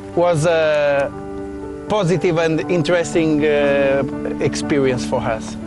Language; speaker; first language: English; non-native, fluent; Portuguese